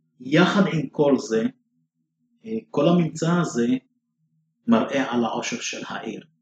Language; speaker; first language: Hebrew; non-native, local second language; Arabic